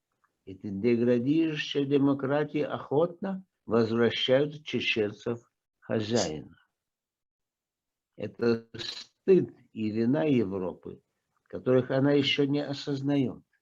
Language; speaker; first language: Russian; non-native, local second language; Lithuanian